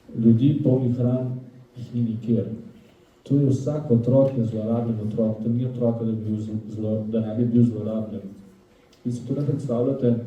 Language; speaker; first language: Slovenian; native; Slovenian